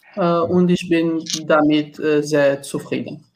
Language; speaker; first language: German; non-native, learner; Portuguese